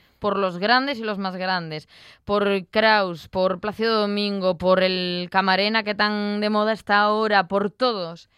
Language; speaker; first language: Spanish; native; Spanish